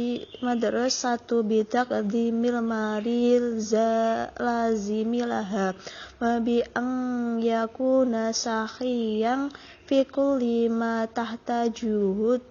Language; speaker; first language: Arabic; non-native, learner; Indonesian